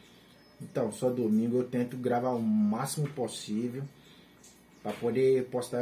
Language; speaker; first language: Portuguese; non-native, learner; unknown